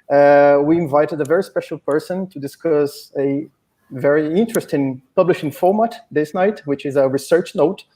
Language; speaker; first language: English; non-native, fluent; Portuguese